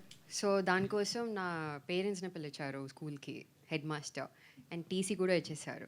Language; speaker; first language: Telugu; non-native, fluent; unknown